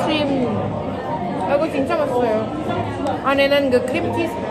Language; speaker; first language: Korean; non-native, learner; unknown